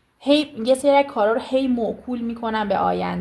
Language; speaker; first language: Persian; native; Persian